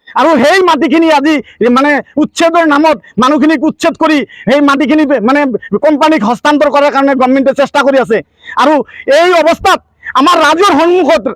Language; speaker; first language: Assamese; non-native, local second language; Bangla